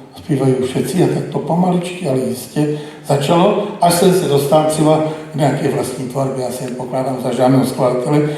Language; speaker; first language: Czech; native; Czech